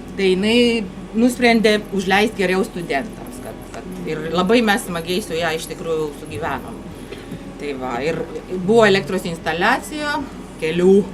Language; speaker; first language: Lithuanian; non-native, learner; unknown